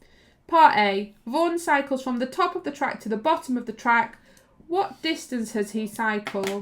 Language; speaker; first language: English; native; English